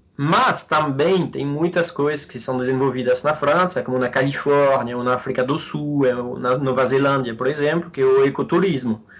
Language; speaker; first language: Portuguese; non-native, fluent; French